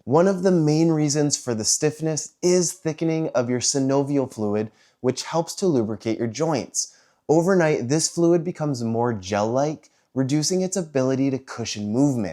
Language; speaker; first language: English; native; English